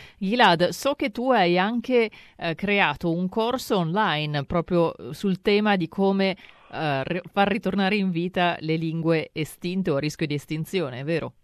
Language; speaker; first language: Italian; native; Italian